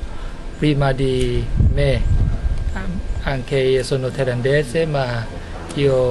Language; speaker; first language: Italian; non-native, learner; Thai